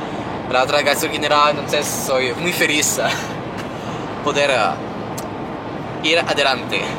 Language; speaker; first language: Spanish; non-native, learner; French